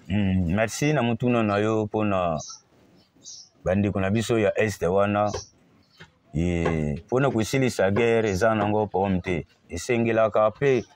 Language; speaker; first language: Lingala; non-native, local second language; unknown